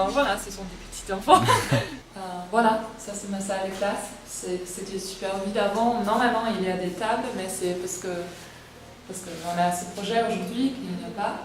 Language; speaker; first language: French; non-native, fluent; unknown